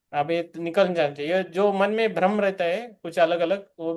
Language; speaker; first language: Hindi; native; Hindi